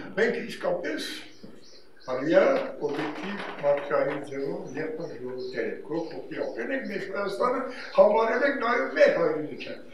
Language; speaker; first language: Armenian; non-native, local second language; Kurdish